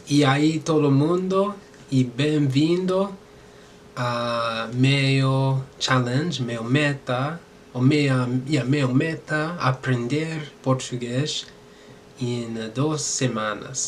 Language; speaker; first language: Portuguese; non-native, learner; English